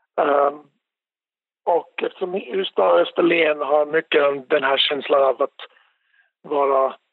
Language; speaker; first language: Swedish; non-native, local second language; Finnish